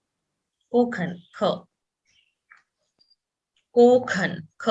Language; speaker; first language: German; non-native, fluent; Hindi